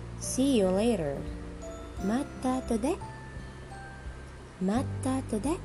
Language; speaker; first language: Japanese; non-native, learner; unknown